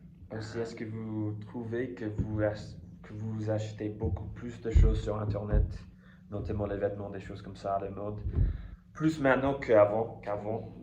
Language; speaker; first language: French; non-native, fluent; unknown